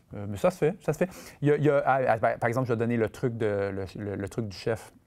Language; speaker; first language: French; native; French